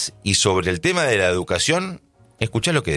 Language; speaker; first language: Spanish; native; Spanish